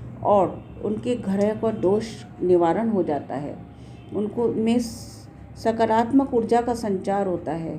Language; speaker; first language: Hindi; native; Hindi